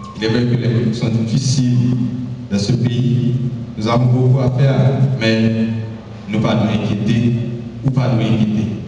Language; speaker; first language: French; non-native, local second language; Haitian Creole